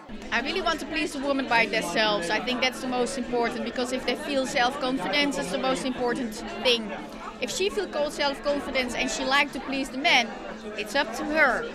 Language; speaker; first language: English; non-native, fluent; Dutch